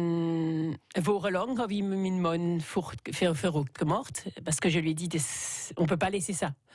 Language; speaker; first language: German; non-native, local second language; French